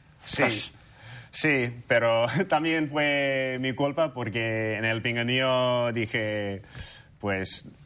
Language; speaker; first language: Spanish; non-native, fluent; English